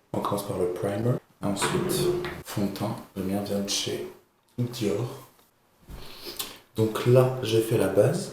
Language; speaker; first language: French; native; French